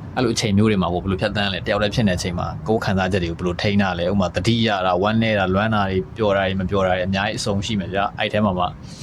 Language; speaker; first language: Burmese; native; Burmese